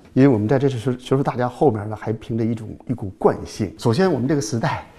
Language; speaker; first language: Chinese; native; Chinese